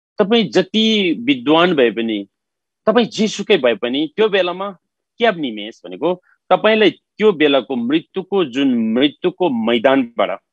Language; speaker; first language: Nepali; non-native, local second language; Eastern Tamang